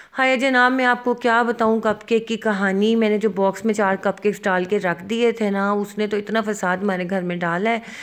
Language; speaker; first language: Urdu; native; Urdu